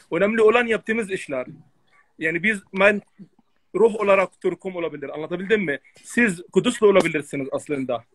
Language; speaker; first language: Turkish; non-native, fluent; Arabic